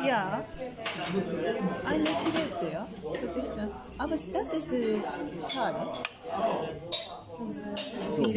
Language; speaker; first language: German; non-native, fluent; Japanese